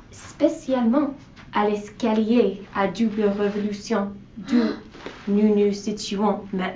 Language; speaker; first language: French; non-native, learner; English